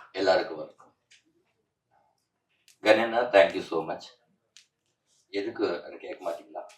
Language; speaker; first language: Tamil; non-native, learner; Telugu